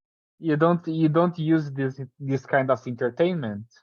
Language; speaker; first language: English; non-native, fluent; Portuguese